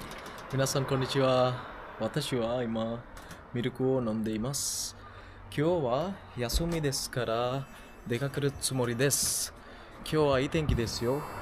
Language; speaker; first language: Japanese; non-native, learner; Sinhala